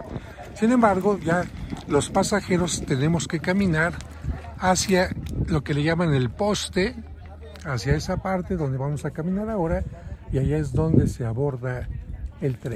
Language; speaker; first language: Spanish; native; Spanish